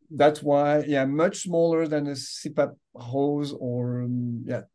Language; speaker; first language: English; non-native, fluent; French